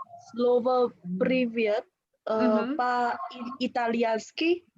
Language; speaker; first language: Russian; non-native, learner; Vietnamese